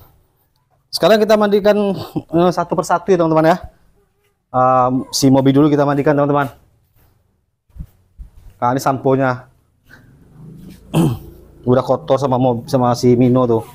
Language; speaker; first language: Indonesian; native; Indonesian